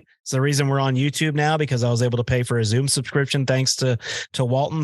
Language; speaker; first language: English; native; English